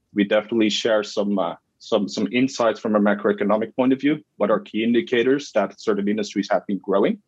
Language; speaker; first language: English; non-native, fluent; Dutch